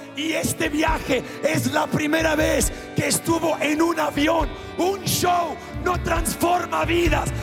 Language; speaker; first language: Spanish; non-native, fluent; English